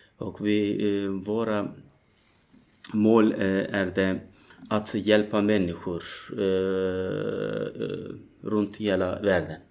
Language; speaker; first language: Swedish; non-native, learner; Turkish